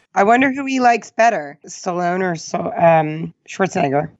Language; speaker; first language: English; native; English